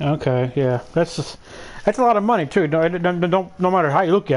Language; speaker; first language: English; native; English